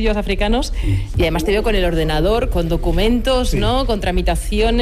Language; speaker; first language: Spanish; native; Spanish